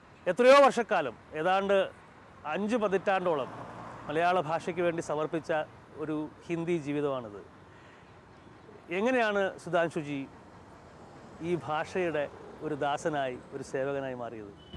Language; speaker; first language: Malayalam; native; Malayalam